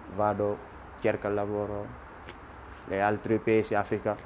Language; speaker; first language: Italian; non-native, learner; Wolof